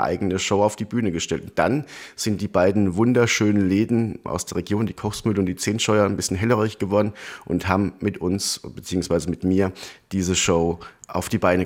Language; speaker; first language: German; native; German